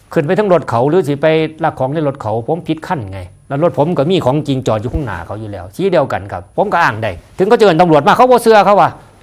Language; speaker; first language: Thai; native; Thai